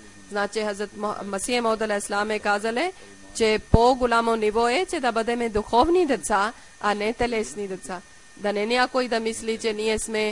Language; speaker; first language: Bulgarian; non-native, learner; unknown